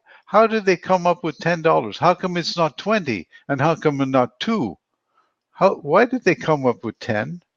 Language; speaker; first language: English; non-native, fluent; Spanish